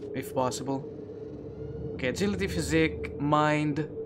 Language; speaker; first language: English; non-native, fluent; Greek